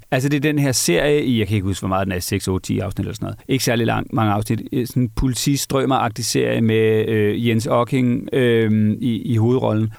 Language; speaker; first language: Danish; native; Danish